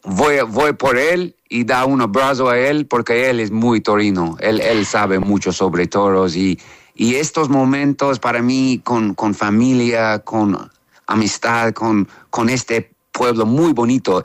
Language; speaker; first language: Spanish; non-native, learner; English